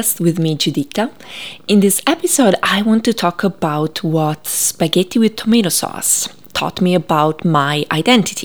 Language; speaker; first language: English; non-native, fluent; Italian